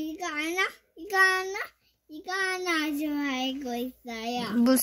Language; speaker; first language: Korean; early bilingual, heritage; Korean